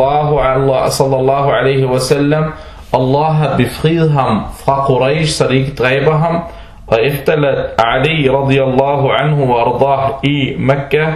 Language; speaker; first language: Danish; non-native, fluent; Arabic